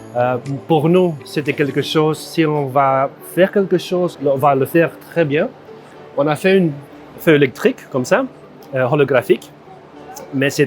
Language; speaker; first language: French; non-native, fluent; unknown